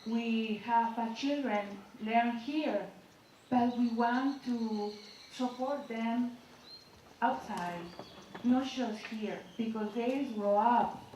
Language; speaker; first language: English; non-native, learner; Spanish